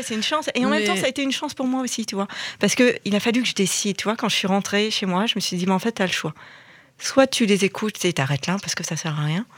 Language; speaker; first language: French; native; French